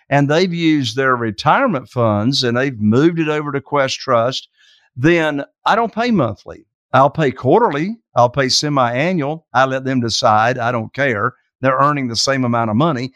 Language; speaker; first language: English; native; English